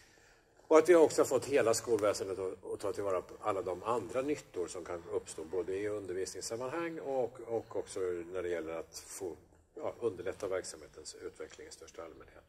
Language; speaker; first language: Swedish; native; Swedish